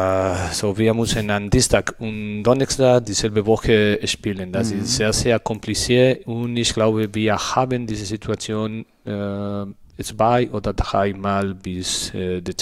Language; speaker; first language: German; non-native, learner; Spanish